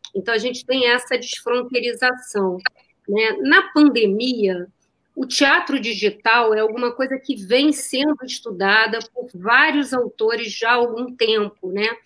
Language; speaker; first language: Portuguese; native; Portuguese